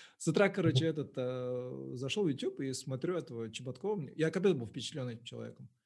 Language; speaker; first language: Russian; non-native, local second language; Kazakh